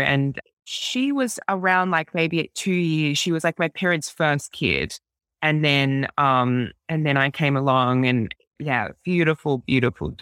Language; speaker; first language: English; native; English